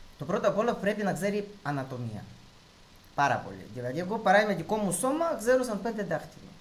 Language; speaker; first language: Greek; non-native, fluent; Russian